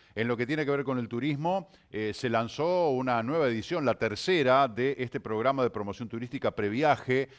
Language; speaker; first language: Spanish; native; Spanish